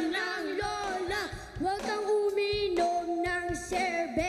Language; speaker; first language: Filipino; early bilingual, heritage; Filipino